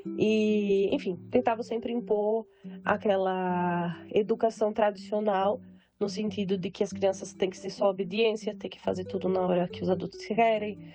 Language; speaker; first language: Portuguese; native; Portuguese